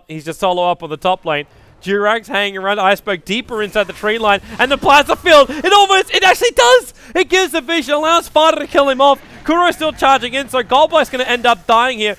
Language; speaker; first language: English; native; English